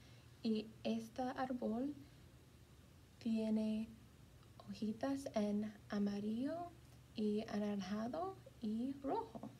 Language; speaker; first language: Spanish; non-native, fluent; English